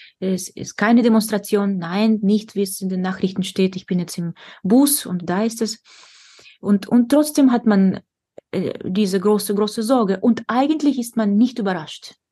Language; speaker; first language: German; non-native, fluent; Russian